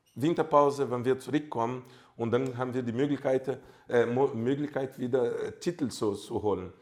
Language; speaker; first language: German; non-native, fluent; Portuguese